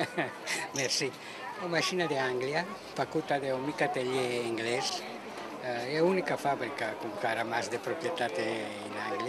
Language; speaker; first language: Romanian; non-native, fluent; Italian